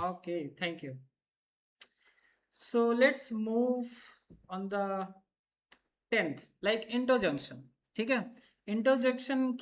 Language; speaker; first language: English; non-native, fluent; Hindi